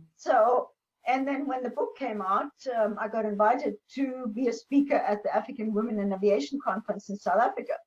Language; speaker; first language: English; non-native, local second language; German